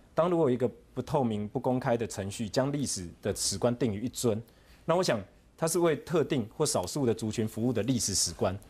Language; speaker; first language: Chinese; native; Chinese